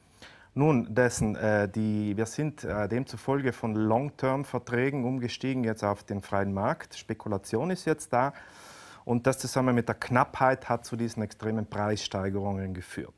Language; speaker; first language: German; native; German